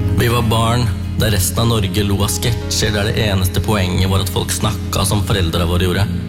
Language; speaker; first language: Norwegian; early bilingual, other home language; Tamil